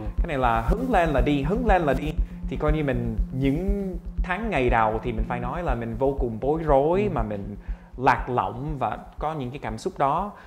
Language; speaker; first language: Vietnamese; non-native, fluent; English